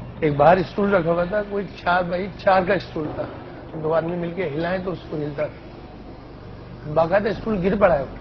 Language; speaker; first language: Urdu; native; Urdu